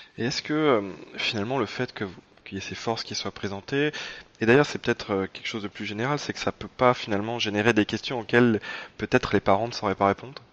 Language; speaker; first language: French; native; French